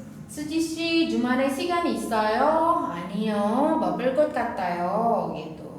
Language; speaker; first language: Korean; non-native, fluent; Indonesian